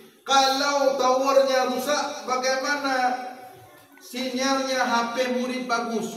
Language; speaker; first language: Indonesian; non-native, local second language; Achinese